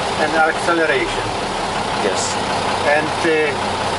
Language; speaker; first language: English; non-native, learner; Polish